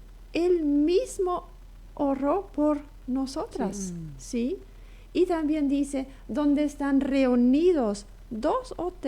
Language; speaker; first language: Spanish; non-native, local second language; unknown